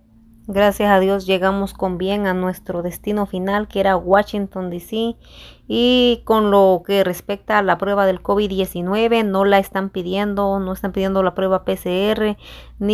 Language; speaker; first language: Spanish; native; Spanish